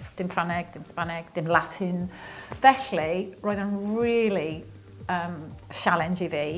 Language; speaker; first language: Welsh; non-native, local second language; English